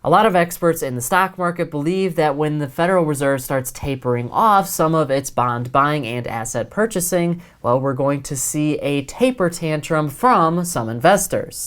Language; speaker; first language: English; native; English